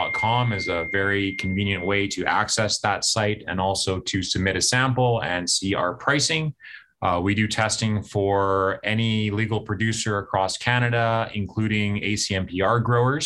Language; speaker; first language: English; native; English